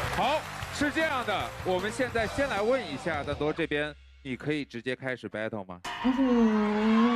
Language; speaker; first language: Chinese; native; Chinese